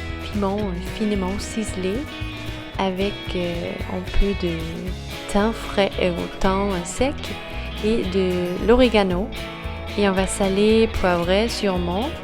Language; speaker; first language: French; non-native, fluent; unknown